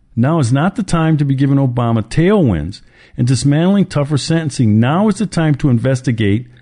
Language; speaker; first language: English; native; English